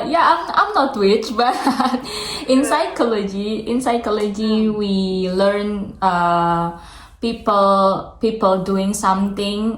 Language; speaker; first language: English; non-native, learner; Indonesian